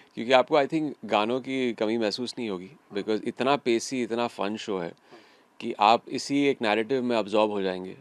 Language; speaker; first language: Hindi; native; Hindi